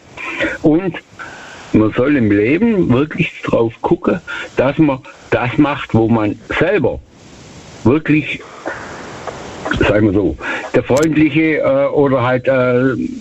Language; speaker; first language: German; native; German